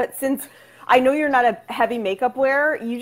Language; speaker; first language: English; native; English